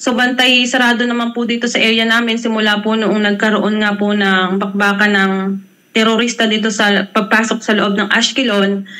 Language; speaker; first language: Filipino; native; Filipino